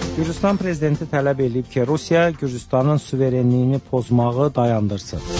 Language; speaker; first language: Azerbaijani; native; Azerbaijani